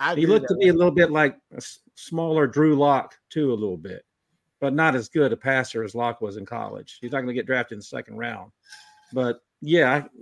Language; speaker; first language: English; native; English